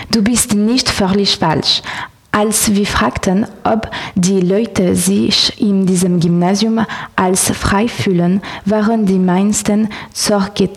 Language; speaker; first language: German; non-native, learner; French